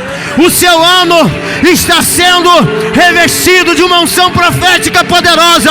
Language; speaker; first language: Portuguese; native; Portuguese